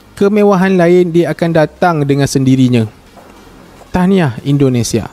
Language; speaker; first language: Malay; native; Malay